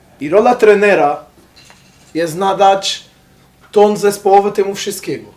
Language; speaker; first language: Polish; non-native, fluent; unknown